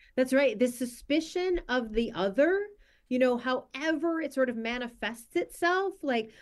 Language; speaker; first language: English; native; English